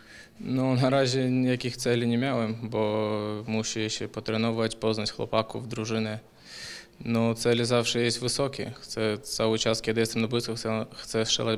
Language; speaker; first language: Polish; non-native, fluent; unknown